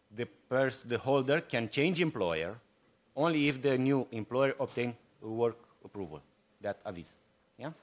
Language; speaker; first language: English; non-native, fluent; Romanian